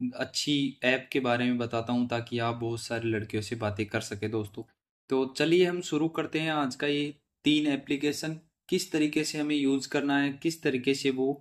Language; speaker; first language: Hindi; native; Hindi